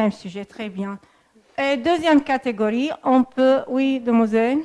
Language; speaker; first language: French; non-native, fluent; Arabic